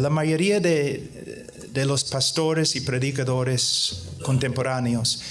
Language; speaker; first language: Spanish; non-native, fluent; English